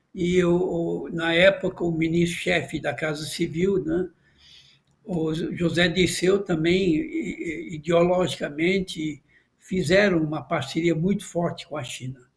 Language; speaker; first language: Portuguese; non-native, fluent; Chinese